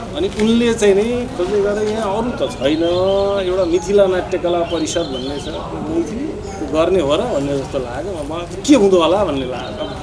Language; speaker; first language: Nepali; non-native, local second language; Maithili